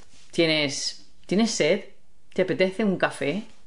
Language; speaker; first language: Spanish; native; Spanish